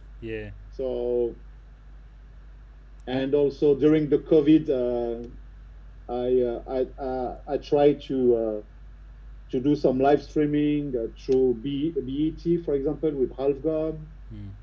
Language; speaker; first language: English; non-native, fluent; French